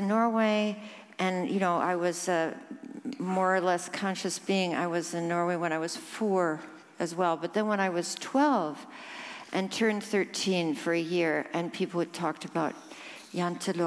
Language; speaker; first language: English; early bilingual, other home language; Norwegian